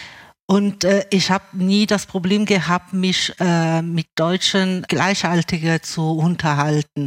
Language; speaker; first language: German; early bilingual, other home language; Italian